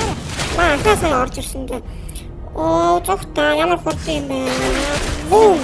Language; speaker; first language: Mongolian; native; Mongolian